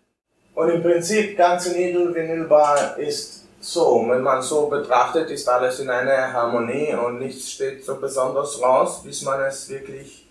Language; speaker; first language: German; non-native, fluent; Albanian